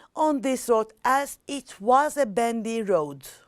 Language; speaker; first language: English; non-native, fluent; Turkish